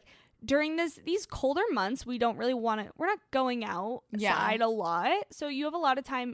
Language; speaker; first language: English; native; English